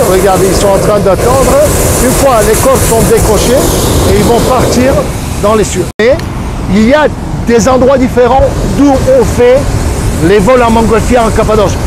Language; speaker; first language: French; non-native, fluent; Turkish